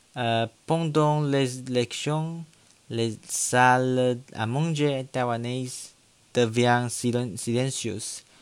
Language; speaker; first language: French; non-native, learner; Chinese